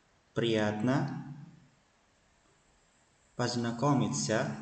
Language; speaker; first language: Russian; non-native, fluent; Indonesian